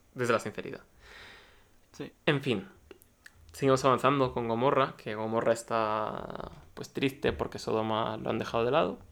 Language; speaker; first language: Spanish; early bilingual, other home language; Russian